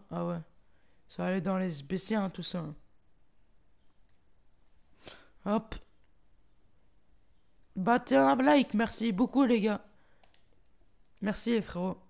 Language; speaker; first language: French; native; French